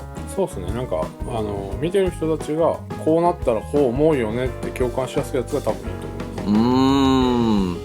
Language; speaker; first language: Japanese; native; Japanese